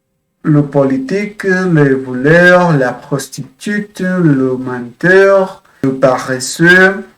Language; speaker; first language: French; non-native, fluent; Spanish